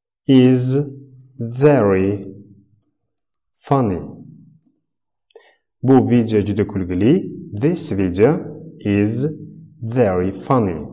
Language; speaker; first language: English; non-native, fluent; Uzbek